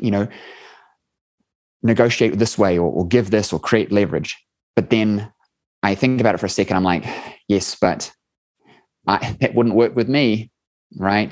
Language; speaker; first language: English; native; English